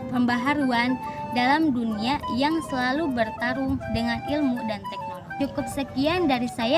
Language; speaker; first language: Indonesian; native; Indonesian